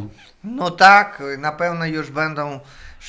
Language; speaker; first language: Polish; non-native, fluent; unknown